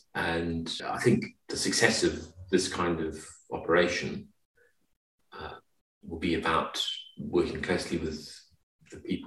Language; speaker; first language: English; native; English